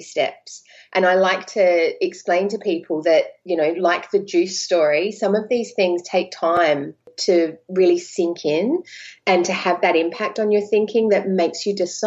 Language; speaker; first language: English; native; English